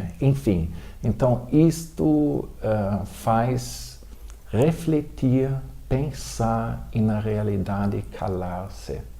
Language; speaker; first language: Portuguese; non-native, fluent; German